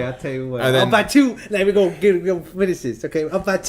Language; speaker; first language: English; native; English